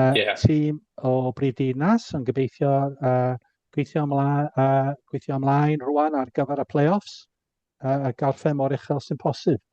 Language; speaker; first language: Welsh; non-native, local second language; English